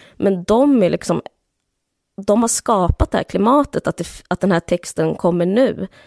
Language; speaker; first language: Swedish; native; Swedish